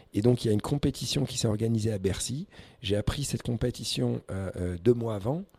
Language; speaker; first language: French; early bilingual, other home language; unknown